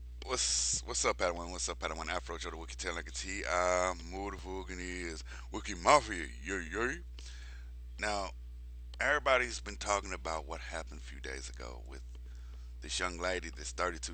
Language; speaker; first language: English; native; English